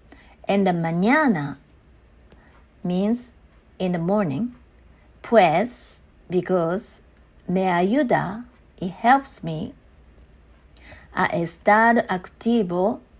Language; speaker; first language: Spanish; non-native, learner; Japanese